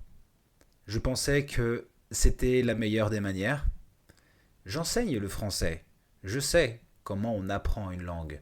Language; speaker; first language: French; native; French